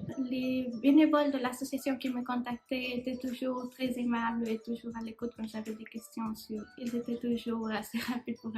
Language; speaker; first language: French; non-native, fluent; Spanish